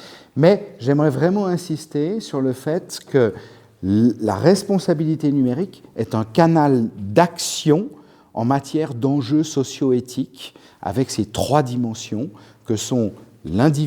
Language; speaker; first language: French; native; French